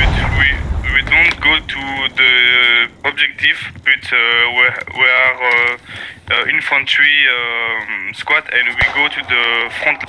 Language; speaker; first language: English; non-native, learner; French